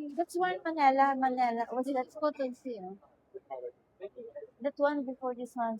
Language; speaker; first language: English; non-native, local second language; Filipino